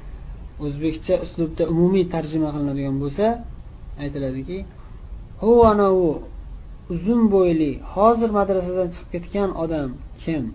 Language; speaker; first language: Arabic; non-native, fluent; Uzbek